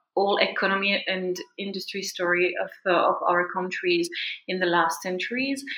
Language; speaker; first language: English; non-native, fluent; French